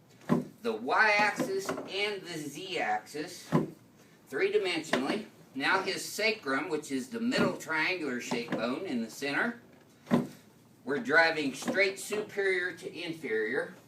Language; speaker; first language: English; native; English